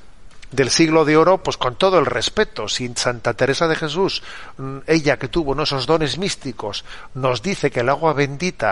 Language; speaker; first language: Spanish; native; Spanish